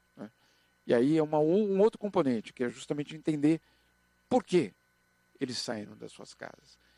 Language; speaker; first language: Portuguese; native; Portuguese